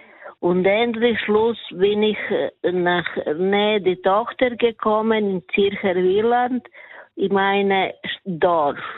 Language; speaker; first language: German; non-native, learner; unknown